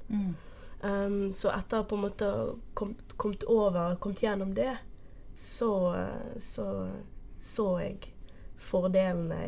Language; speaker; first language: Norwegian; early bilingual, other home language; Portuguese